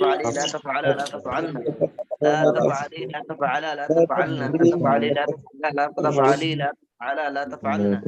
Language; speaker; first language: Arabic; non-native, learner; Bangla